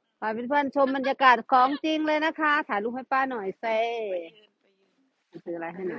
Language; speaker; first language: Thai; native; Thai